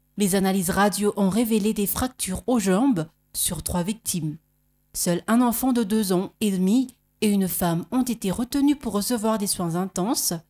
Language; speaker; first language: French; non-native, local second language; Malagasy